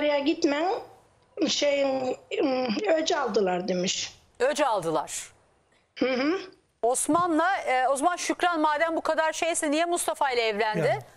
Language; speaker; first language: Turkish; native; Turkish